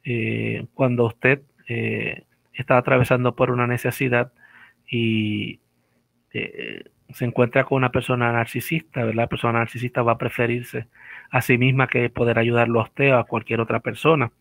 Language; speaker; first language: Spanish; native; Spanish